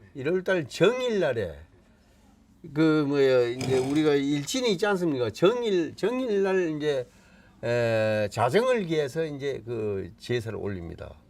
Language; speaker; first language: Korean; native; Korean